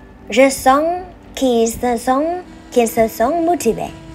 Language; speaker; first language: French; non-native, learner; Vietnamese